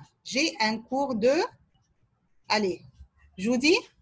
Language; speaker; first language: French; non-native, fluent; Arabic